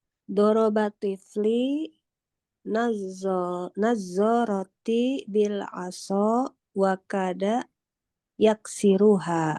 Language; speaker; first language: Arabic; non-native, learner; Indonesian